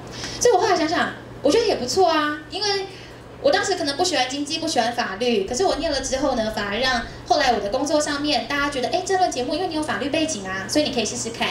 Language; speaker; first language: Chinese; native; Chinese